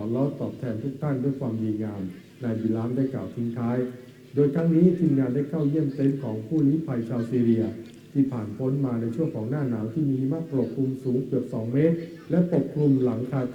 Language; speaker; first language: Thai; native; Thai